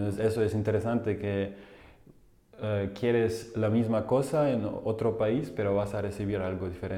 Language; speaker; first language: Spanish; non-native, fluent; German